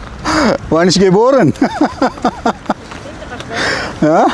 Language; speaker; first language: German; non-native, learner; Sinhala